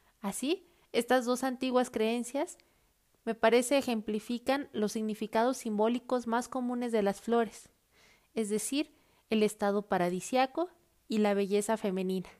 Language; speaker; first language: Spanish; native; Spanish